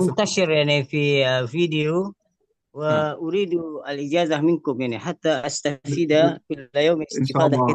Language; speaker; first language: Arabic; non-native, fluent; Indonesian